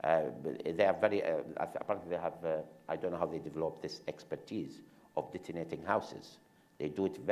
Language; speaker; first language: English; non-native, fluent; Arabic